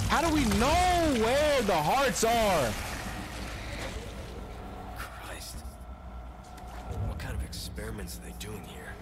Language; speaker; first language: English; native; English